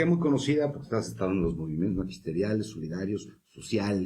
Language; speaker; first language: Spanish; native; Spanish